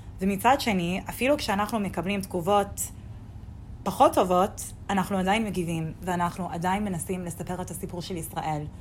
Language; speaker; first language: Hebrew; non-native, fluent; English